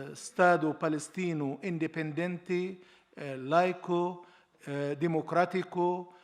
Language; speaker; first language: Spanish; non-native, learner; Arabic